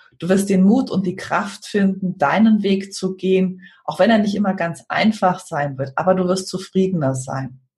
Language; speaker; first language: German; native; German